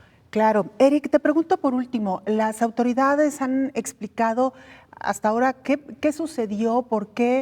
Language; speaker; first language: Spanish; native; Spanish